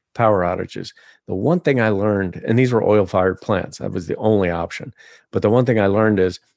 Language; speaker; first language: English; native; English